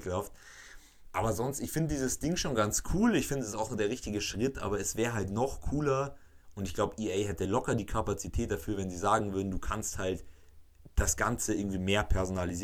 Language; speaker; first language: German; native; German